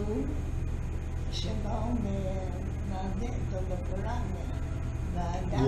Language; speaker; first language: Hebrew; non-native, fluent; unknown